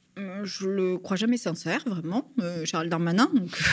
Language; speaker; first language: French; native; French